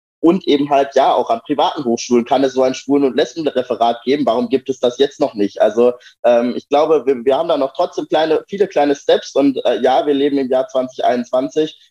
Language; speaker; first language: German; native; German